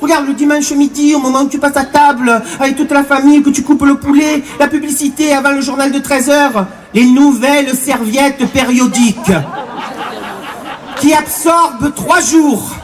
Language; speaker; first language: French; native; French